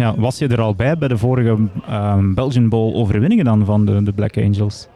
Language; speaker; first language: Dutch; native; Dutch